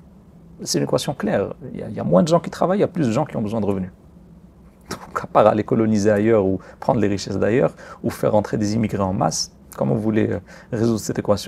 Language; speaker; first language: French; non-native, local second language; Arabic